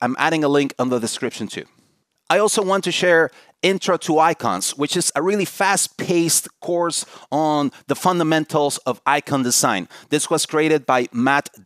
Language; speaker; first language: English; non-native, fluent; Spanish